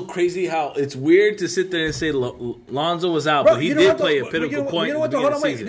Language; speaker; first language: English; native; English